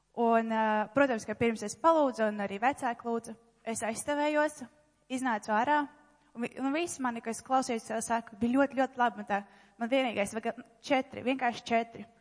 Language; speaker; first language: Latvian; non-native, local second language; Russian